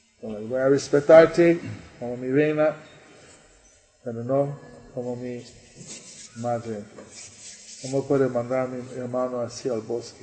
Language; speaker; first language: Spanish; non-native, learner; English